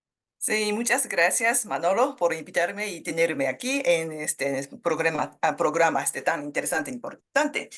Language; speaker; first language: Spanish; non-native, fluent; Japanese